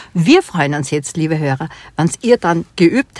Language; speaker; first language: German; native; German